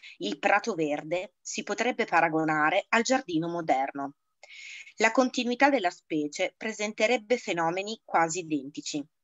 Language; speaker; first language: Italian; native; Italian